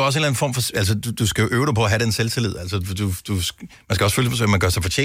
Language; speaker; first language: Danish; native; Danish